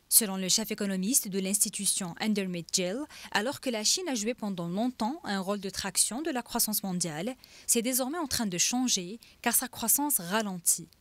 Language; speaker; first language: French; non-native, local second language; Arabic